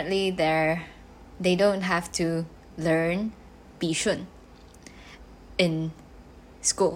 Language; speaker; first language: English; non-native, local second language; Chinese